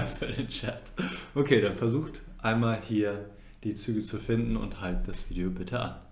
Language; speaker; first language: German; native; German